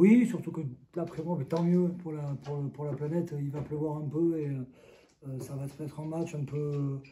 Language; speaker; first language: French; native; French